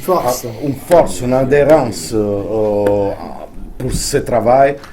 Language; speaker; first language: French; non-native, fluent; Italian